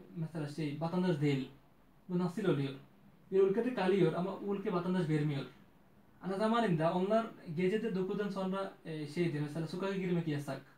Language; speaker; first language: Turkish; non-native, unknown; Bangla